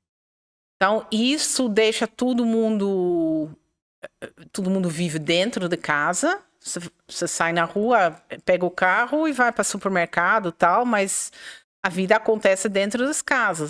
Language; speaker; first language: Portuguese; non-native, fluent; Dutch